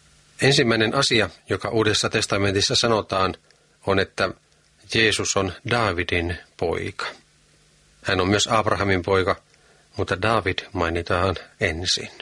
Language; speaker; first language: Finnish; native; Finnish